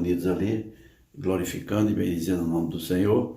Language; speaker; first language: Portuguese; native; Portuguese